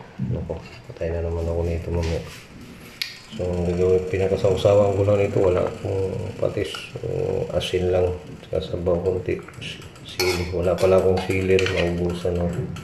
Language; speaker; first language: Filipino; non-native, local second language; Cebuano